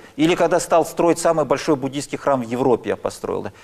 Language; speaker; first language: Russian; native; Russian